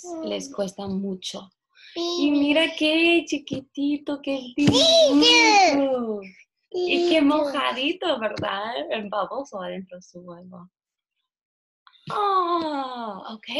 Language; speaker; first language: Spanish; non-native, fluent; English